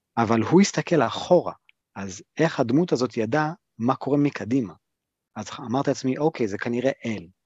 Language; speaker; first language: Hebrew; early bilingual, other home language; English